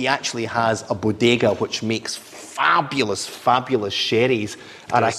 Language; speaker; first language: English; native; English